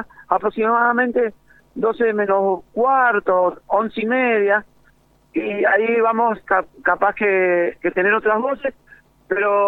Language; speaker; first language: Spanish; native; Spanish